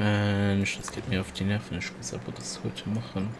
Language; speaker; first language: German; non-native, local second language; Luxembourgish